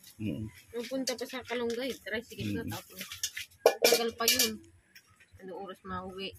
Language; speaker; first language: Filipino; non-native, local second language; Bikol